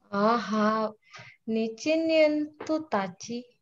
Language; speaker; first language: Chinese; non-native, learner; Indonesian